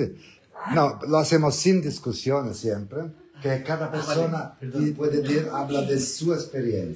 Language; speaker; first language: Spanish; non-native, learner; Italian